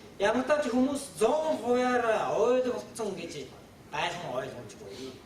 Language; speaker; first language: Mongolian; non-native, fluent; Japanese